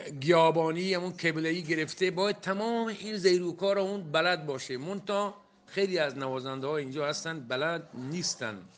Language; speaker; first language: Persian; non-native, local second language; Baluchi